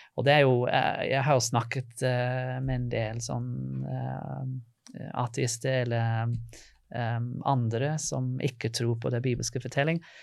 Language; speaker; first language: Norwegian; non-native, fluent; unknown